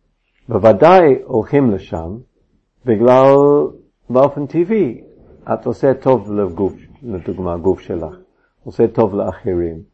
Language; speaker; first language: Hebrew; non-native, fluent; English